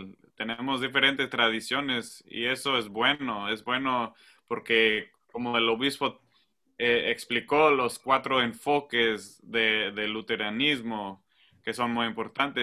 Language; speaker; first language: Spanish; non-native, fluent; English